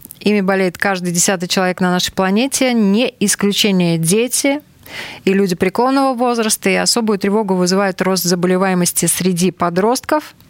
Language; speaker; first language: Russian; native; Russian